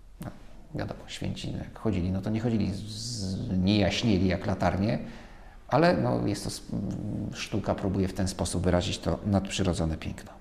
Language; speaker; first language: Polish; native; Polish